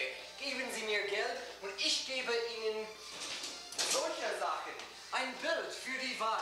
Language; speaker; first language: German; non-native, learner; English